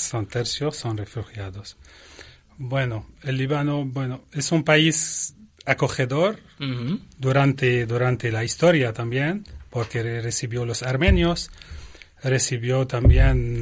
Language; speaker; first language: Spanish; non-native, learner; Arabic